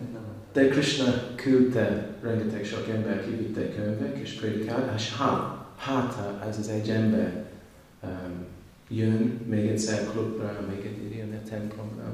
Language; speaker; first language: Hungarian; non-native, learner; English